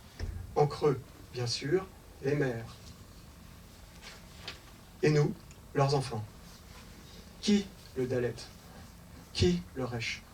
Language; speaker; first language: French; native; French